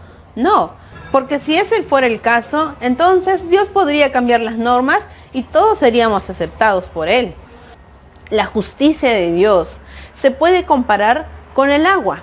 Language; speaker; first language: Spanish; native; Spanish